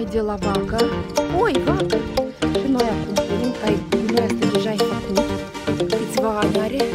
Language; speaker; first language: Romanian; non-native, learner; Russian